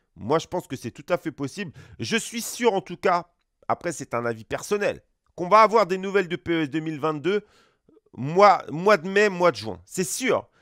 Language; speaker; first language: French; native; French